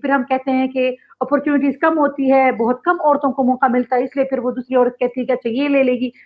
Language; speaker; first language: Urdu; non-native, local second language; Pashto